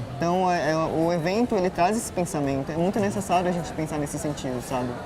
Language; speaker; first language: Portuguese; non-native, local second language; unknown